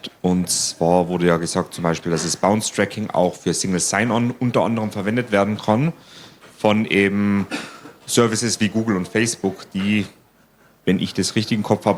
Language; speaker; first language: German; native; German